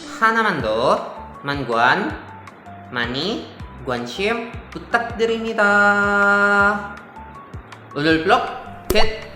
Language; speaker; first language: Korean; non-native, learner; Indonesian